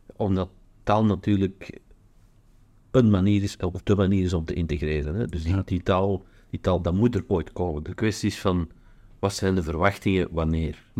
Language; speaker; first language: Dutch; native; Dutch